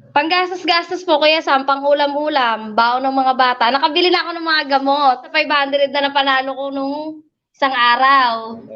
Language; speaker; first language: Filipino; native; Filipino